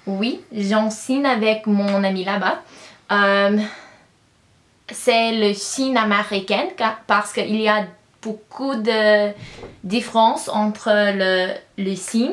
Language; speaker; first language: French; non-native, learner; English